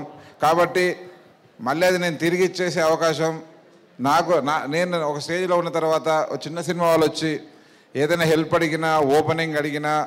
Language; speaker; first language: Telugu; native; Telugu